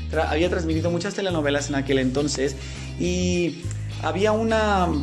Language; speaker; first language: Spanish; non-native, fluent; Greek